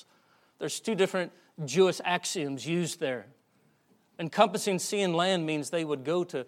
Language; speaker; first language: English; native; English